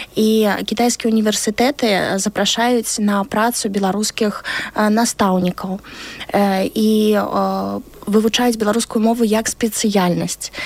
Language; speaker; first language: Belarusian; native; Belarusian